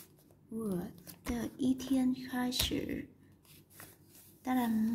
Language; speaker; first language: Chinese; non-native, learner; Vietnamese